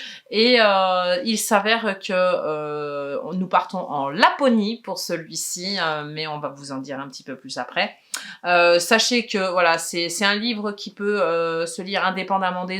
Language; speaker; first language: French; native; French